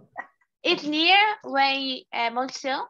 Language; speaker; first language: English; non-native, learner; Portuguese